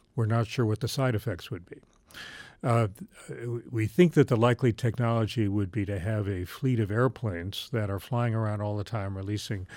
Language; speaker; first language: English; native; English